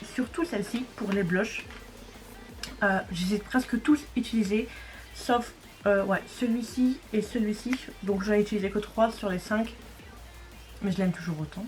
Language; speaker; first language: French; native; French